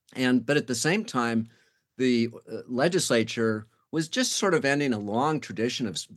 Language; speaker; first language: English; native; English